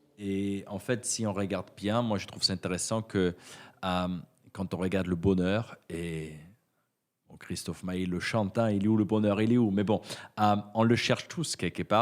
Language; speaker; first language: French; native; French